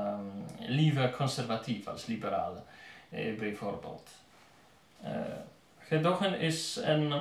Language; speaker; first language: Dutch; non-native, learner; Polish